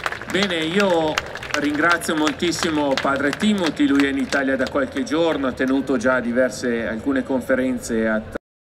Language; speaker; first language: Italian; native; Italian